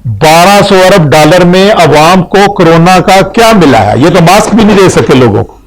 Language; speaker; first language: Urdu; non-native, local second language; Punjabi